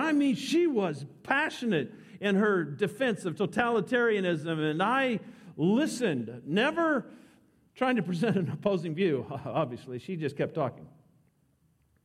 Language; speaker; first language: English; native; English